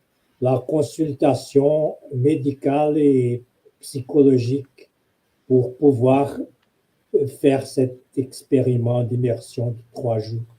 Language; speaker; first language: French; non-native, fluent; Portuguese